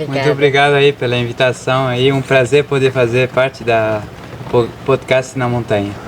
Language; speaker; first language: Portuguese; early bilingual, other home language; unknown